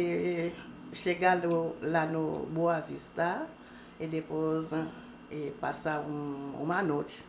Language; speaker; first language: Portuguese; non-native, learner; Haitian Creole